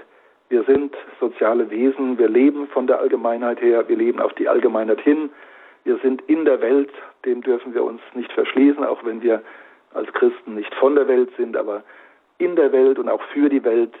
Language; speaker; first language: German; native; German